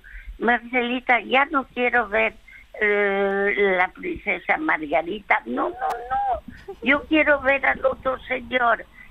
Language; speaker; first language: Spanish; early bilingual, other home language; French